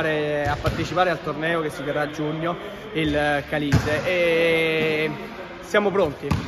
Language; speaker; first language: Italian; native; Italian